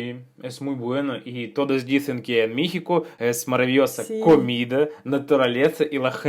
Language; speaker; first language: Spanish; non-native, fluent; Russian